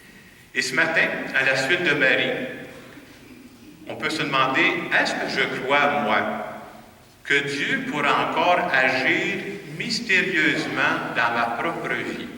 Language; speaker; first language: French; native; French